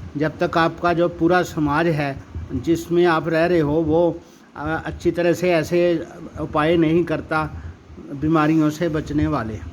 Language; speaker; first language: Hindi; non-native, local second language; Punjabi